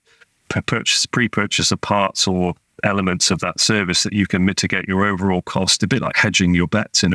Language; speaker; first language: English; native; English